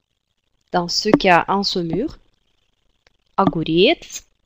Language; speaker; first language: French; non-native, fluent; Russian